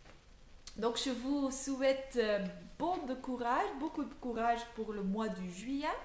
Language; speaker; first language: French; non-native, local second language; Dutch